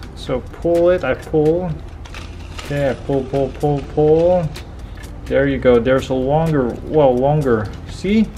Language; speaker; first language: English; non-native, local second language; Chinese